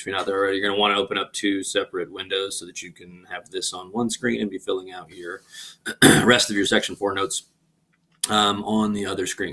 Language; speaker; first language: English; native; English